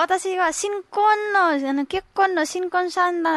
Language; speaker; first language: Japanese; non-native, learner; Nepali